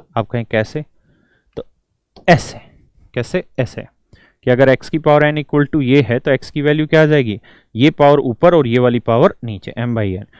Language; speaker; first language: Hindi; native; Hindi